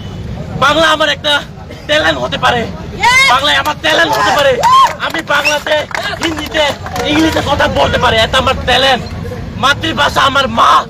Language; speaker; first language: Bangla; non-native, local second language; Kok Borok